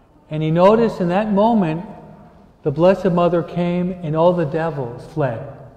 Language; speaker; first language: English; native; English